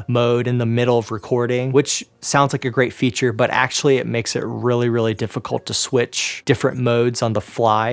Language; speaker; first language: English; native; English